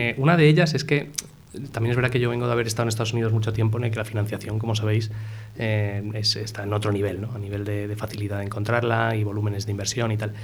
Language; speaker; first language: Spanish; native; Spanish